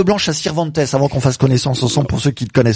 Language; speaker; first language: French; native; French